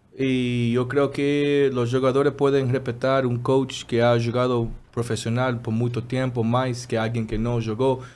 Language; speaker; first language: Spanish; non-native, learner; Portuguese